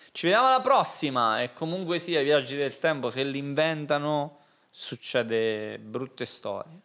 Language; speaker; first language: Italian; native; Italian